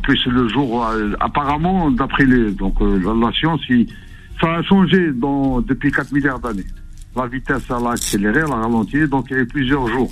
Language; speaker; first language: French; non-native, local second language; Arabic